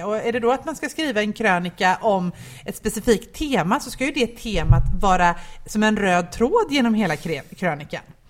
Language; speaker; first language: Swedish; native; Swedish